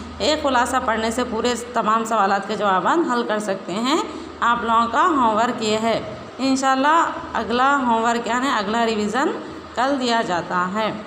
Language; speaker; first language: Urdu; native; Urdu